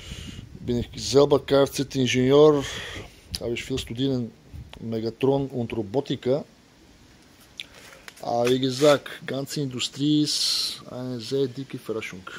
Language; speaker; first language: German; non-native, learner; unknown